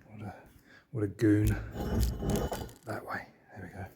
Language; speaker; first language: English; native; English